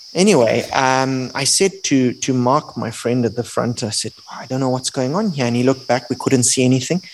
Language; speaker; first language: English; native; English